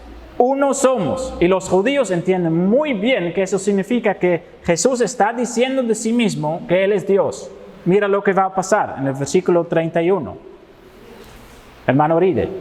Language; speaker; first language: Spanish; non-native, fluent; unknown